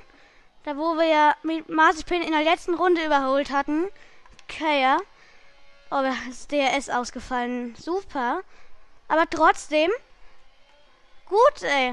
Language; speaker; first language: German; native; German